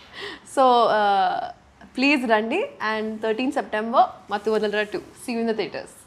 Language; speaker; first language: Telugu; non-native, local second language; Hindi